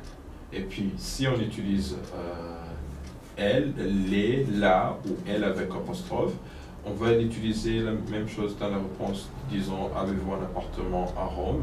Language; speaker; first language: French; non-native, fluent; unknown